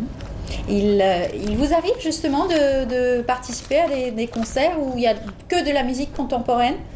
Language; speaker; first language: French; native; French